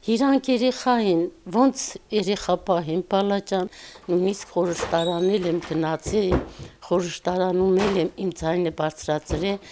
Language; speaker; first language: Armenian; non-native, local second language; Kurdish